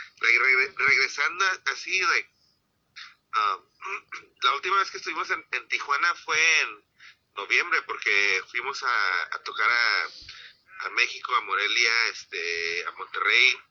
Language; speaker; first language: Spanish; early bilingual, heritage; Spanish